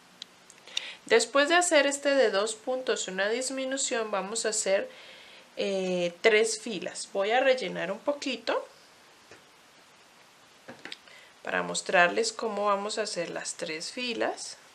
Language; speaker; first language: Spanish; native; Spanish